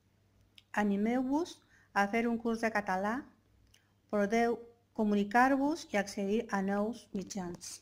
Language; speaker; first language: Catalan; non-native, learner; Spanish